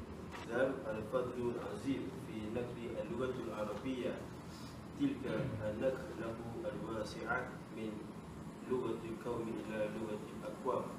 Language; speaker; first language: Arabic; non-native, learner; Malay